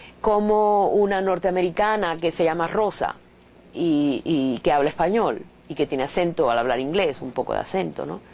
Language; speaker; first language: Spanish; native; Spanish